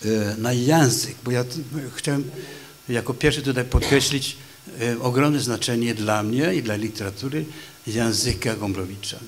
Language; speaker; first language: Polish; non-native, fluent; Swedish